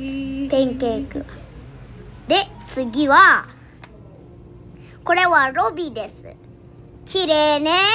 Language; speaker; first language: Japanese; non-native, learner; Indonesian